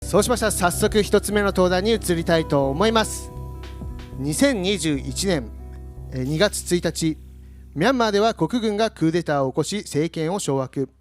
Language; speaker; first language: Japanese; native; Japanese